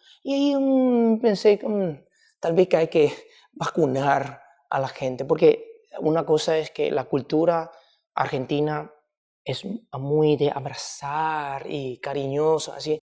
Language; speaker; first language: Spanish; non-native, fluent; Chinese